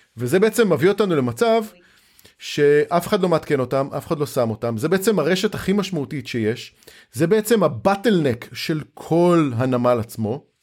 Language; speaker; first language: Hebrew; native; Hebrew